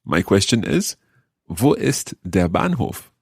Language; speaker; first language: German; non-native, learner; English